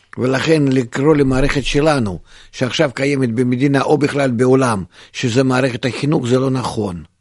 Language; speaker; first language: Hebrew; non-native, fluent; Russian